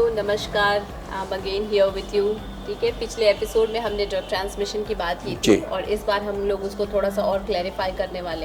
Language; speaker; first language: Hindi; native; Hindi